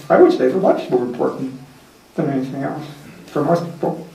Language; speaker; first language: English; native; English